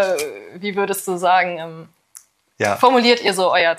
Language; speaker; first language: German; native; German